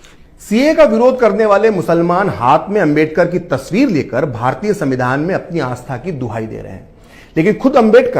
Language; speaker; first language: Hindi; native; Hindi